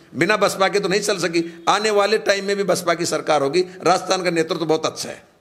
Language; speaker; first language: Hindi; native; Hindi